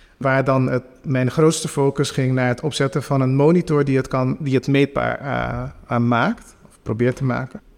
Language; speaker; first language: Dutch; non-native, local second language; Papiamento